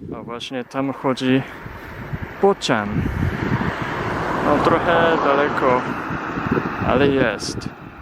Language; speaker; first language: Polish; non-native, fluent; Japanese